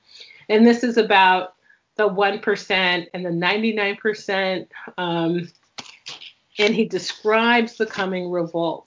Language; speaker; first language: English; native; English